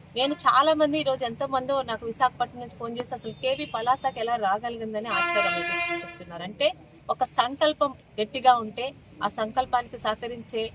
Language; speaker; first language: Telugu; native; Telugu